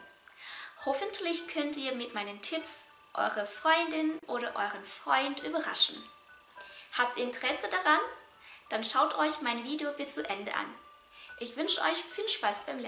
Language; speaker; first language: German; non-native, fluent; Vietnamese